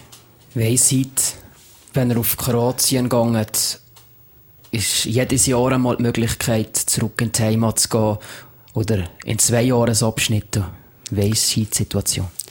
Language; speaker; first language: German; native; German